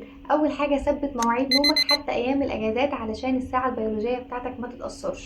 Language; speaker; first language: Arabic; native; Arabic